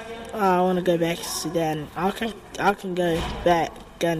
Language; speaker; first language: English; non-native, learner; Arabic